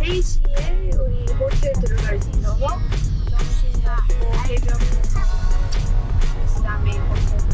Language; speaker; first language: Korean; non-native, learner; English